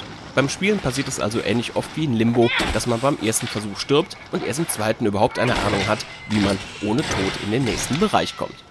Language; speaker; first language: German; native; German